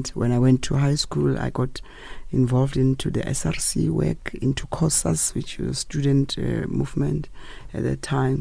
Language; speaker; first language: English; non-native, local second language; Tswana